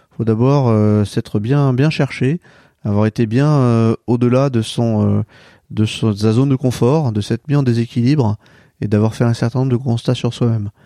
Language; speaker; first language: French; native; French